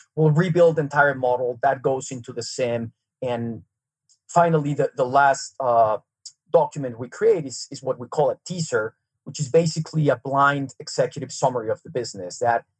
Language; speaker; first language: English; non-native, fluent; Serbian